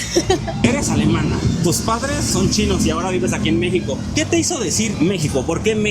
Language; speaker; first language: Spanish; native; Spanish